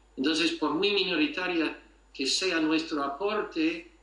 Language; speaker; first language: Spanish; non-native, fluent; English